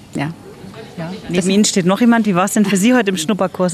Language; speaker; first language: German; native; German